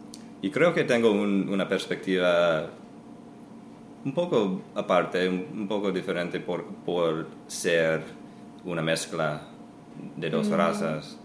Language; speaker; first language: Spanish; non-native, fluent; English